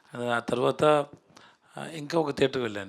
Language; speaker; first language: Telugu; non-native, learner; Tamil